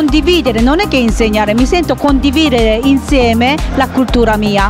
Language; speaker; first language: Italian; non-native, learner; Japanese